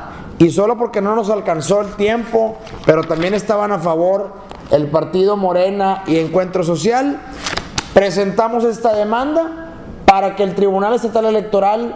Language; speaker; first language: Spanish; native; Spanish